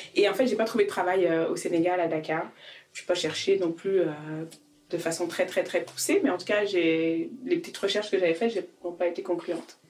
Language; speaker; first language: French; native; French